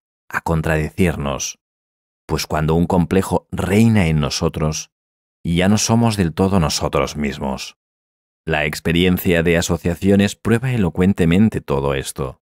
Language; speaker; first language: Spanish; native; Spanish